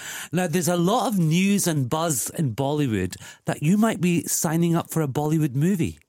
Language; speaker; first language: English; early bilingual, other home language; Punjabi